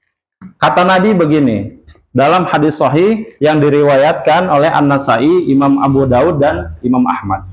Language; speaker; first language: Indonesian; non-native, local second language; Sundanese